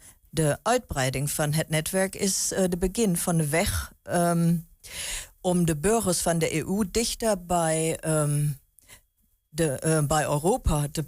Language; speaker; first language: Dutch; non-native, learner; German